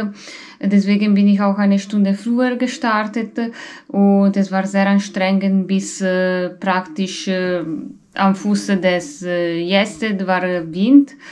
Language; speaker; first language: German; non-native, fluent; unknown